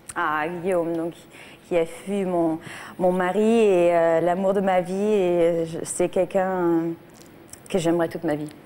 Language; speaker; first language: French; non-native, fluent; German